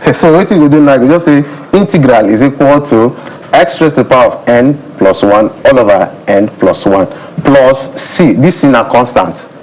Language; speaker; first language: Nigerian Pidgin; native; Nigerian Pidgin